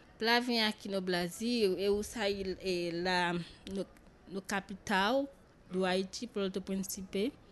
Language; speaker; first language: Portuguese; non-native, learner; Haitian Creole